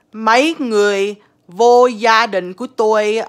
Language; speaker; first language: Vietnamese; early bilingual, heritage; Vietnamese